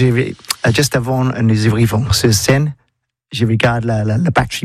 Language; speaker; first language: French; non-native, learner; English